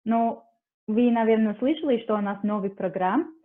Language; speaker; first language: Russian; non-native, learner; English